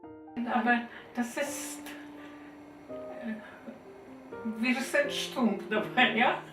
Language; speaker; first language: German; non-native, fluent; Czech